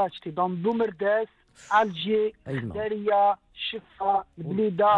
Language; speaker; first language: French; non-native, local second language; Arabic